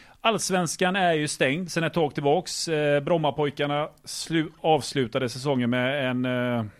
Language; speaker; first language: Swedish; native; Swedish